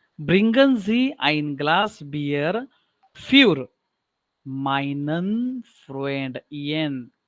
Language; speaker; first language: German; non-native, learner; Marathi